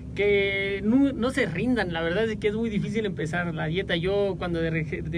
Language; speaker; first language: Spanish; native; Spanish